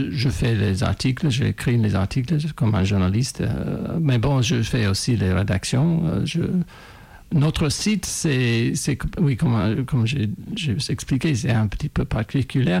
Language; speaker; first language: French; non-native, fluent; English